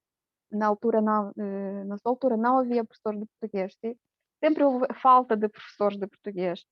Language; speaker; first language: Portuguese; non-native, fluent; Romanian